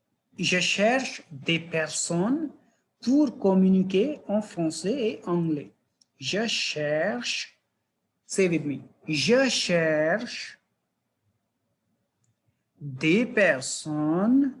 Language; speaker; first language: French; non-native, fluent; Hindi